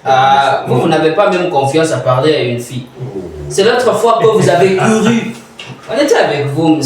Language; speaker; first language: French; non-native, learner; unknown